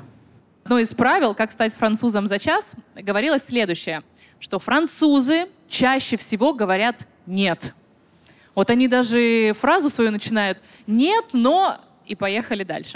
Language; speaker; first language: Russian; native; Russian